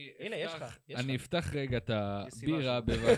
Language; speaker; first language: Hebrew; native; Hebrew